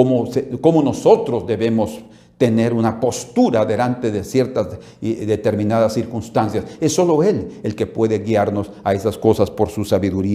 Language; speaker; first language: Spanish; native; Spanish